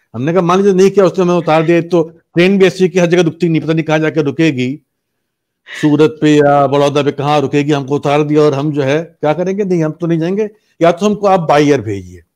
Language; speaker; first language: Hindi; native; Hindi